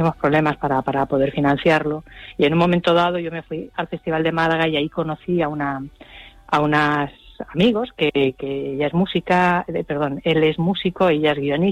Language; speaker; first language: Spanish; native; Spanish